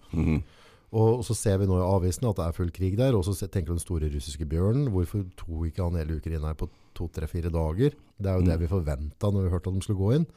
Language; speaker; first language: Norwegian; native; Norwegian